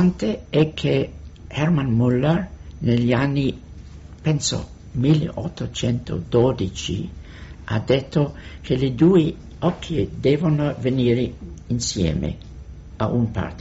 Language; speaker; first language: Italian; non-native, fluent; English